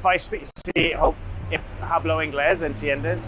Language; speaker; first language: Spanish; non-native, learner; English